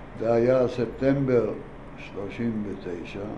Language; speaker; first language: Hebrew; non-native, fluent; Yiddish